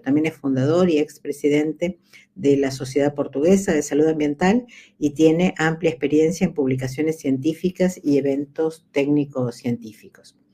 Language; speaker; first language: Spanish; native; Spanish